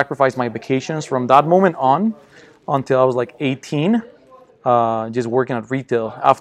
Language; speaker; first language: English; non-native, fluent; Spanish